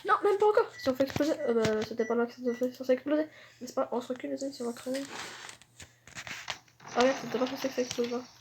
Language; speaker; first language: French; native; French